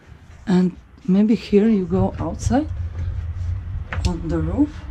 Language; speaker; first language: English; non-native, fluent; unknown